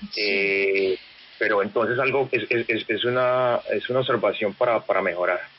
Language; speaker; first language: Spanish; native; Spanish